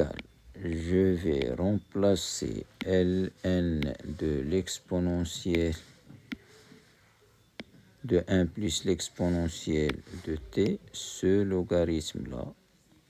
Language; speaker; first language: French; non-native, local second language; Arabic